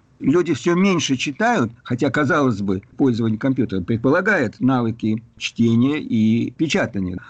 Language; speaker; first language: Russian; native; Russian